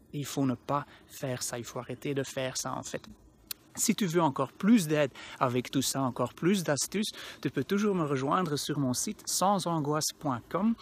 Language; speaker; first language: French; non-native, local second language; Dutch